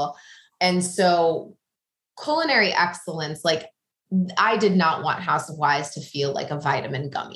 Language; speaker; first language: English; native; English